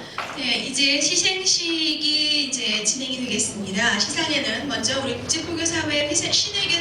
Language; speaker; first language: Korean; native; Korean